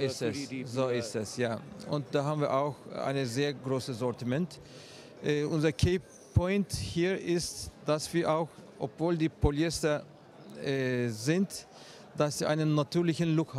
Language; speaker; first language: German; non-native, fluent; Turkish